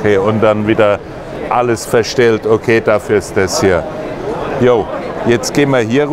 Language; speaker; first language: German; native; German